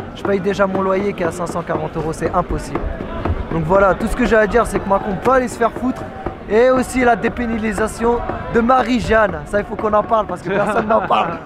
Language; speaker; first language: French; native; French